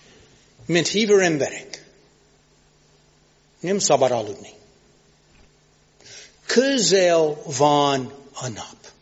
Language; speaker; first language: Hungarian; non-native, fluent; English